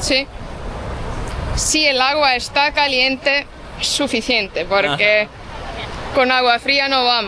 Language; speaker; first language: Spanish; non-native, fluent; Estonian